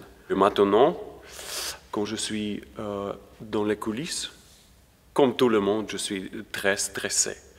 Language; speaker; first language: French; non-native, learner; Ukrainian